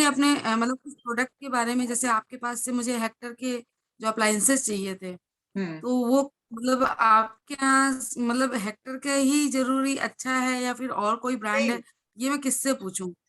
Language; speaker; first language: Hindi; native; Hindi